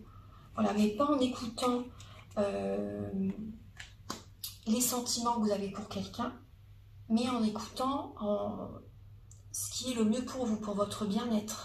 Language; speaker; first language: French; native; French